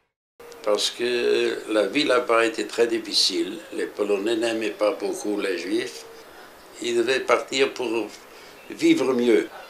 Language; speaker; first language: French; early bilingual, other home language; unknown